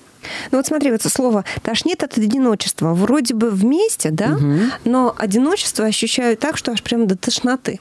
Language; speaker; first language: Russian; native; Russian